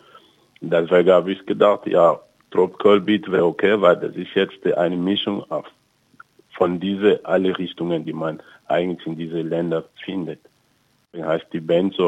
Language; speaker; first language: German; non-native, fluent; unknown